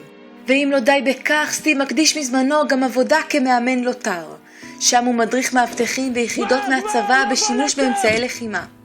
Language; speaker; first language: Hebrew; native; Hebrew